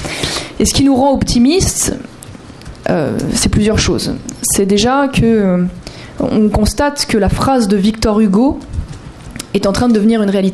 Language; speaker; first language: French; native; French